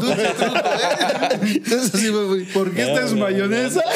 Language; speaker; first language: Spanish; native; Spanish